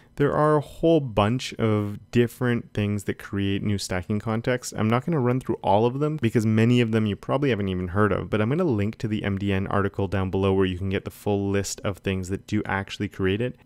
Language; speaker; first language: English; native; English